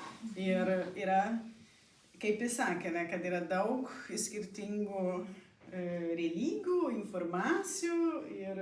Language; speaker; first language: Lithuanian; non-native, learner; Portuguese